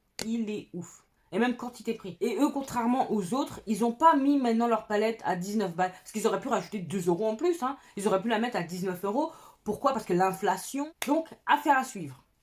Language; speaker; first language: French; native; French